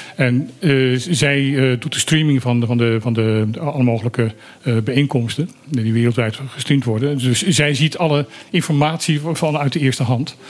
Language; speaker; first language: Dutch; native; Dutch